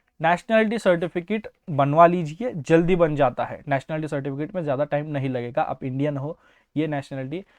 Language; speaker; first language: Hindi; non-native, local second language; Marathi